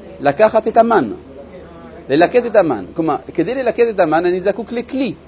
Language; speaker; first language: Hebrew; non-native, fluent; French